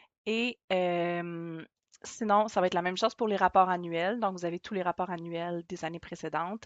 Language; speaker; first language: French; native; French